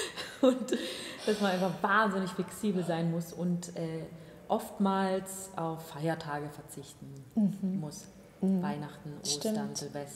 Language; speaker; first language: German; native; German